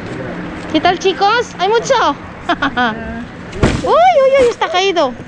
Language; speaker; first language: Spanish; non-native, learner; Filipino